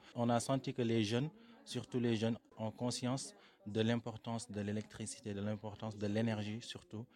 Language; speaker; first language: French; non-native, local second language; Wolof